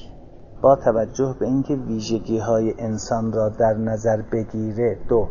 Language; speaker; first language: Persian; native; Persian